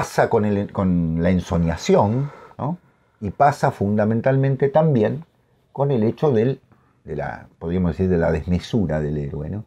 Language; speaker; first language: Spanish; native; Spanish